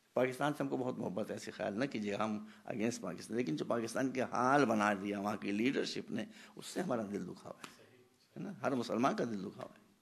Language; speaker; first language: Hindi; native; Hindi